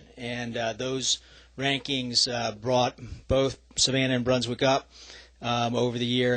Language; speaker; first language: English; native; English